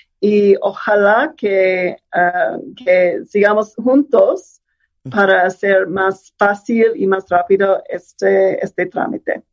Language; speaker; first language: Spanish; non-native, fluent; English